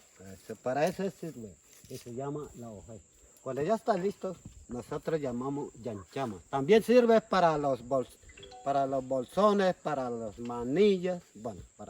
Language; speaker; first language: Spanish; non-native, local second language; Ticuna